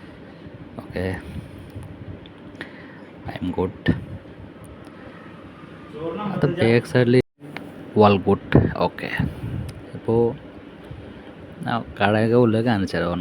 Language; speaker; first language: Malayalam; non-native, learner; Hindi